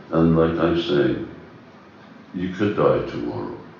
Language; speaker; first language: English; early bilingual, other home language; Hungarian